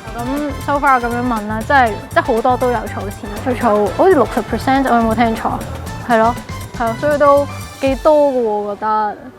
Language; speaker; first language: Cantonese; native; Cantonese